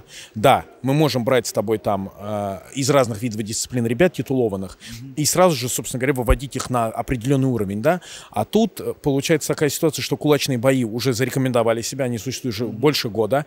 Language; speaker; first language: Russian; native; Russian